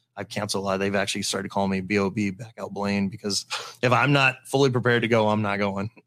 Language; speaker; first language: English; native; English